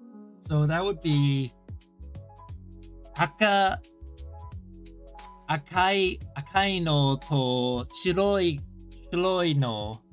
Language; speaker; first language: Japanese; non-native, learner; English